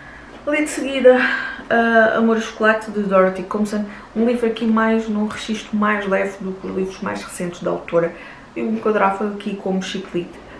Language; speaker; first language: Portuguese; native; Portuguese